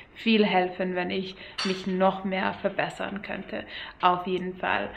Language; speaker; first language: German; non-native, fluent; Finnish